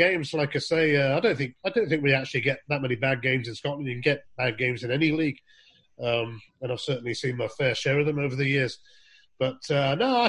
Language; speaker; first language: English; native; English